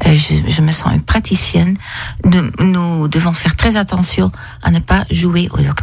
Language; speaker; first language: French; non-native, fluent; Dutch